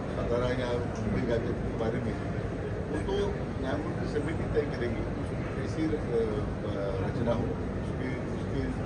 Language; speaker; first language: Hindi; non-native, local second language; Marathi